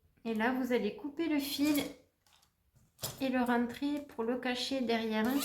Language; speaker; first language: French; native; French